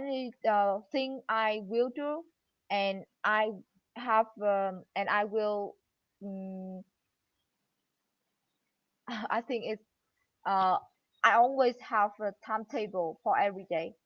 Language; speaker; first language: English; non-native, learner; Vietnamese